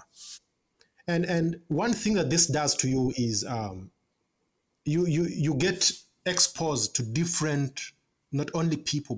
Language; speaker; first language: English; non-native, local second language; Ganda